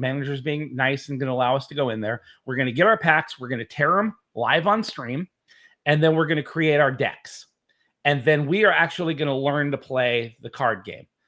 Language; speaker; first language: English; native; English